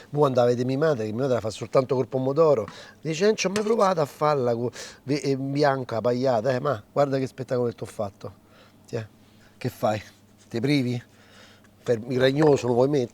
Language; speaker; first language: Italian; native; Italian